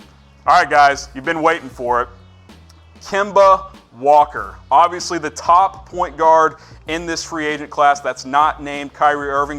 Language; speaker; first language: English; native; English